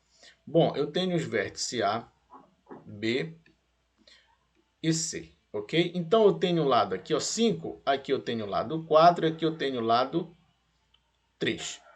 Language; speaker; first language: Portuguese; native; Portuguese